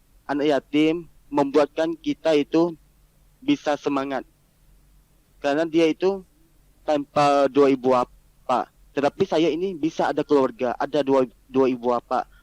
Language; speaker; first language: Indonesian; non-native, learner; Malay